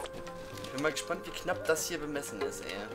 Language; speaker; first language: German; native; German